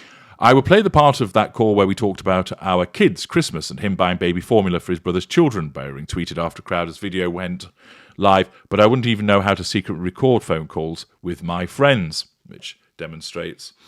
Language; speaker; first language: English; native; English